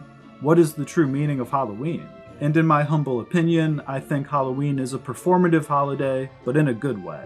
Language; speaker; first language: English; native; English